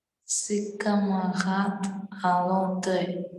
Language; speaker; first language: French; non-native, learner; Portuguese